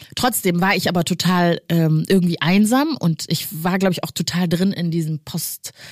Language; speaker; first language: German; early bilingual, other home language; Kinyarwanda